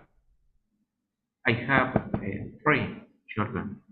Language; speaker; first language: English; non-native, learner; Spanish